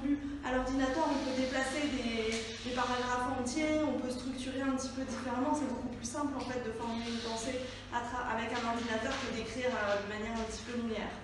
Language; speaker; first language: French; native; French